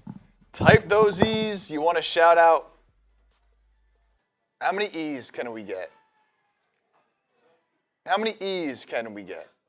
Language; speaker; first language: English; native; English